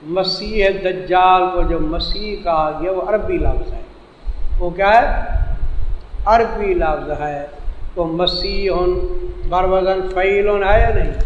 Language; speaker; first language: Urdu; non-native, local second language; Saraiki